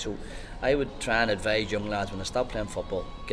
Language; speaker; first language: English; native; English